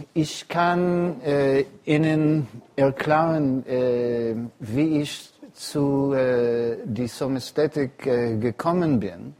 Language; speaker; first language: German; non-native, fluent; English